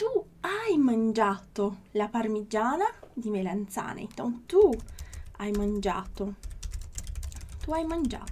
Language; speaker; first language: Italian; non-native, fluent; Portuguese